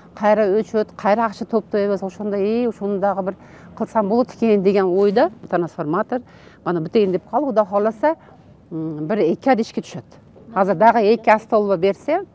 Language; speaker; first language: Kyrgyz; non-native, local second language; Uzbek